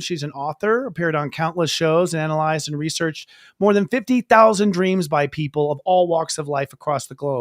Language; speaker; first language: English; native; English